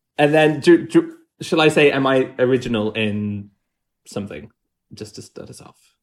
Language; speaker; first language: English; native; English